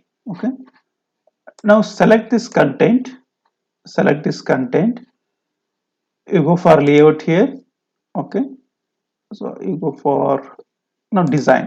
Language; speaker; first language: English; non-native, local second language; Kannada